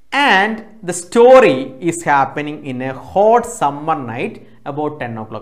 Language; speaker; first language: English; non-native, local second language; Malayalam